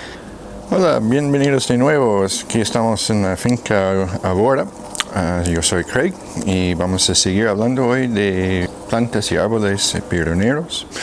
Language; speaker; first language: Spanish; non-native, fluent; English